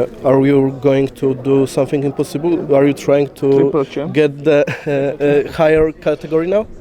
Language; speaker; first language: English; non-native, learner; Polish